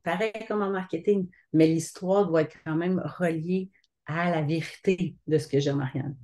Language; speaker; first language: French; native; French